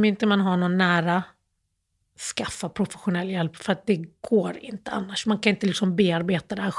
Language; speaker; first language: Swedish; early bilingual, other home language; Arabic